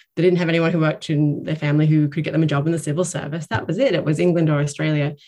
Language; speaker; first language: English; native; English